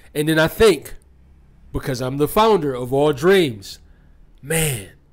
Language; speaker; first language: English; native; English